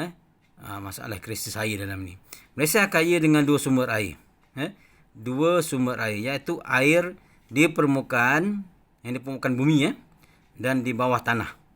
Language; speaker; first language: Malay; native; Malay